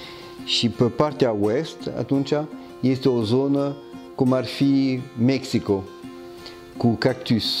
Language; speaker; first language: Romanian; early bilingual, heritage; French